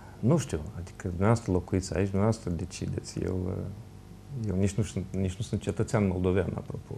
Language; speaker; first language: Romanian; native; Romanian